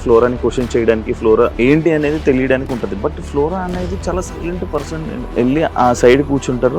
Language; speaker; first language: Telugu; native; Telugu